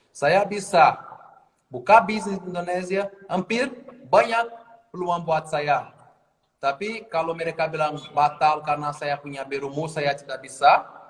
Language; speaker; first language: Indonesian; non-native, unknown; Portuguese